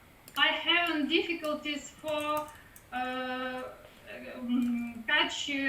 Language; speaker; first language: English; non-native, learner; Russian